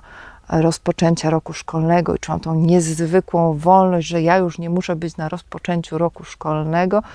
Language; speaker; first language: Polish; native; Polish